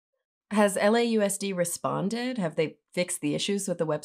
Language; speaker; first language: English; native; English